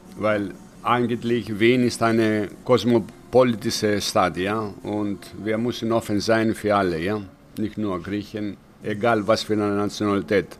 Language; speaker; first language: German; non-native, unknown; Greek